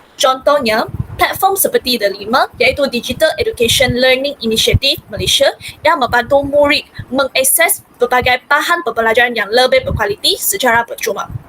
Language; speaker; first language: Malay; non-native, local second language; Hakka Chinese